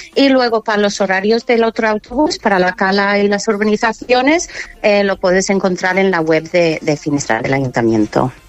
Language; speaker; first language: Spanish; non-native, fluent; English